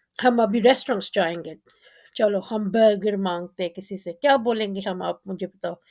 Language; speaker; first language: Urdu; non-native, local second language; Punjabi